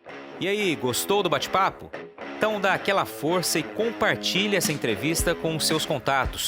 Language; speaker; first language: Portuguese; native; Portuguese